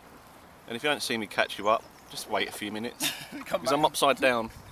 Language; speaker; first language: English; native; English